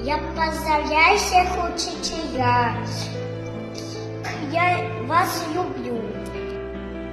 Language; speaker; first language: Russian; non-native, local second language; Kazakh